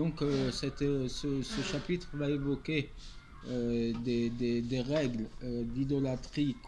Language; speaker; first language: French; native; French